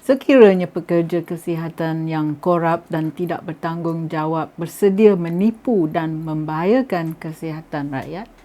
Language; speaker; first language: Malay; native; Malay